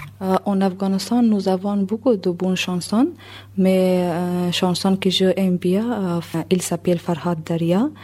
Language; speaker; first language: French; non-native, learner; Persian